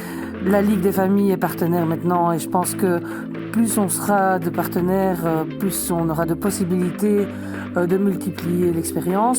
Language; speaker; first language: French; native; French